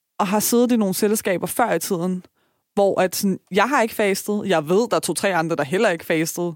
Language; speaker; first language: Danish; early bilingual, other home language; Persian